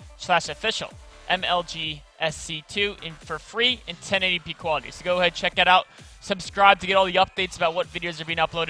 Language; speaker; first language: English; native; English